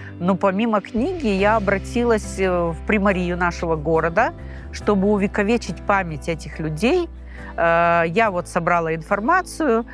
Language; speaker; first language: Russian; non-native, local second language; Gagauz